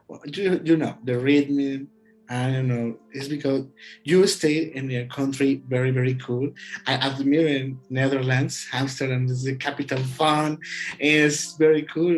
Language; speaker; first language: English; non-native, learner; Spanish